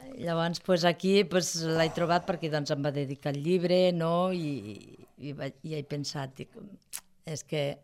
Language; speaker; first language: Catalan; native; Catalan